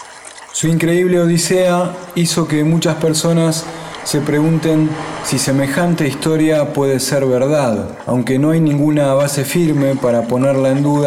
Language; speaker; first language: Spanish; native; Spanish